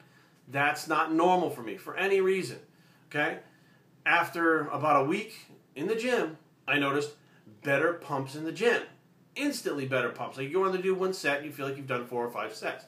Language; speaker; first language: English; native; English